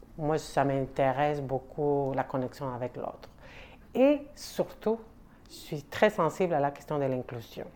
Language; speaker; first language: French; non-native, fluent; Spanish